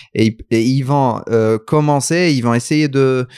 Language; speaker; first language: French; non-native, local second language; Arabic